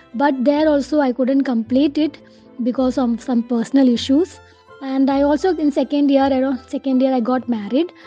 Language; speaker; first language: English; non-native, local second language; Malayalam